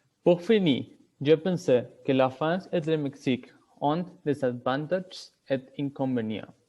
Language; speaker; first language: French; non-native, learner; Spanish